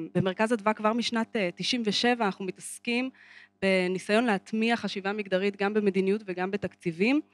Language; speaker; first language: Hebrew; native; Hebrew